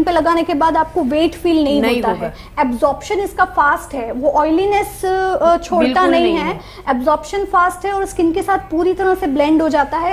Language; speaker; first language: Hindi; native; Hindi